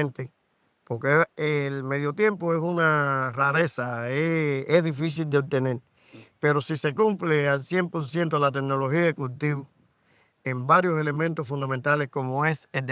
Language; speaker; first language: Spanish; native; Spanish